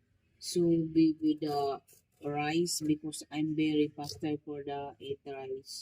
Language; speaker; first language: English; non-native, learner; Filipino